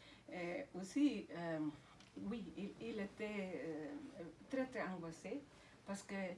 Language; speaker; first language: French; non-native, fluent; Slovenian